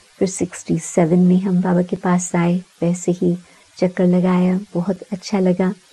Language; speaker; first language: Hindi; early bilingual, heritage; Sindhi